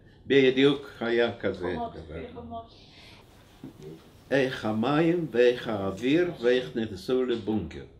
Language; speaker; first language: Hebrew; non-native, fluent; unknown